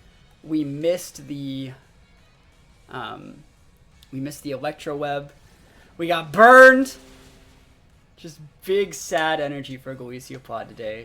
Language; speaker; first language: English; native; English